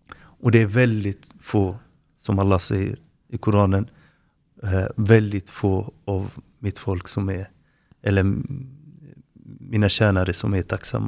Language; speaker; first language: Swedish; non-native, fluent; Arabic